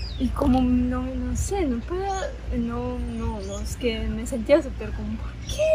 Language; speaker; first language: Spanish; non-native, learner; Japanese